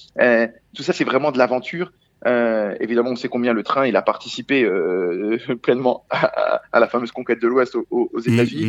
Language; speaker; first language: French; native; French